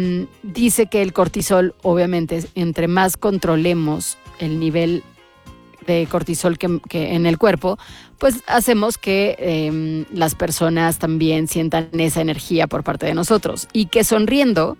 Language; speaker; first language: Spanish; native; Spanish